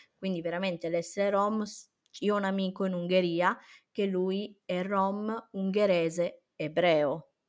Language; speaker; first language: Italian; early bilingual, other home language; Romany